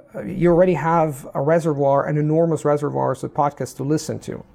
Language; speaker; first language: English; non-native, fluent; Italian